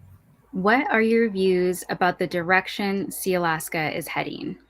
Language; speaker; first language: English; native; English